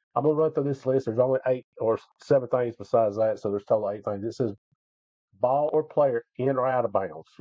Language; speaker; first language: English; native; English